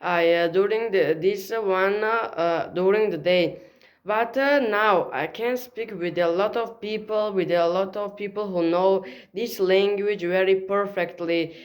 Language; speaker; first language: English; non-native, learner; Tajik